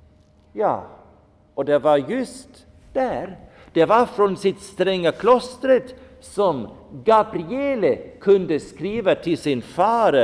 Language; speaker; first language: Swedish; non-native, fluent; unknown